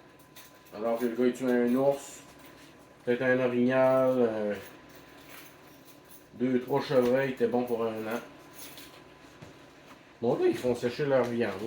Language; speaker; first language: French; native; French